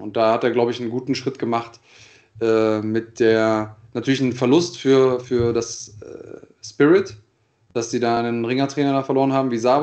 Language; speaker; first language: German; native; German